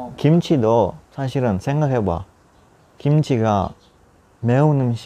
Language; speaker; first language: Korean; non-native, learner; Italian